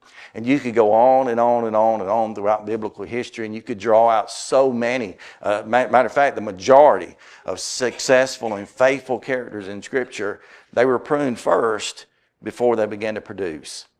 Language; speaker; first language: English; native; English